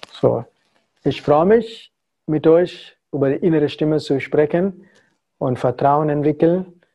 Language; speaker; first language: German; non-native, fluent; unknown